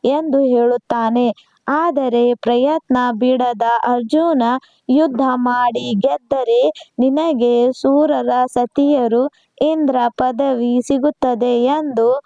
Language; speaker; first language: Kannada; non-native, local second language; Urdu